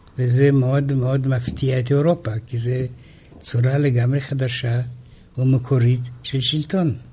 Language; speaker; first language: Hebrew; non-native, fluent; Romanian